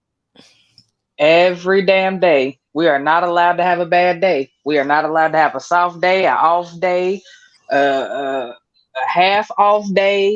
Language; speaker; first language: English; native; English